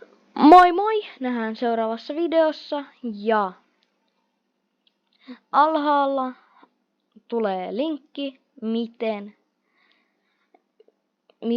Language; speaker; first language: Finnish; non-native, fluent; Russian